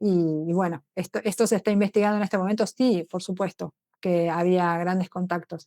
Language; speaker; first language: Spanish; native; Spanish